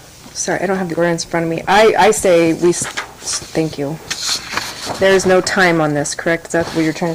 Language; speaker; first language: English; native; English